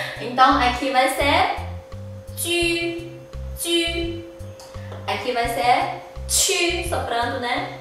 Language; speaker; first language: Portuguese; non-native, fluent; Chinese